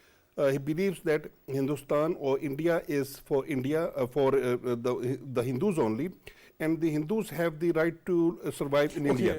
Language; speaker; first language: English; non-native, local second language; Urdu